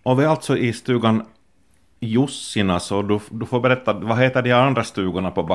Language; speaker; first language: Swedish; native; Swedish